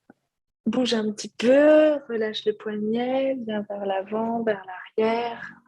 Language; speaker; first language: French; native; French